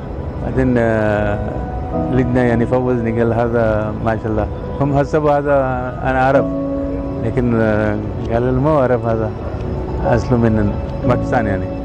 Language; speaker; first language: Arabic; non-native, fluent; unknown